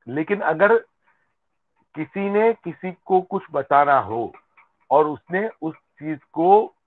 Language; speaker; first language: Hindi; non-native, local second language; Gujarati